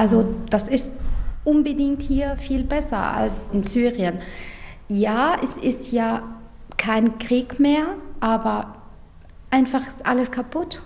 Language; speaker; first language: German; non-native, learner; Arabic